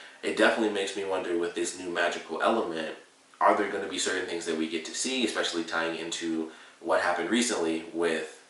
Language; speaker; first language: English; native; English